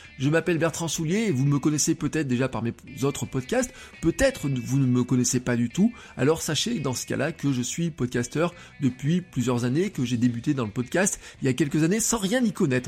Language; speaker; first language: French; native; French